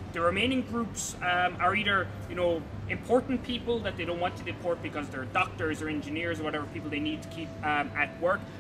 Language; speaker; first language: English; native; English